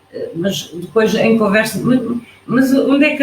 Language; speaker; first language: Portuguese; native; Portuguese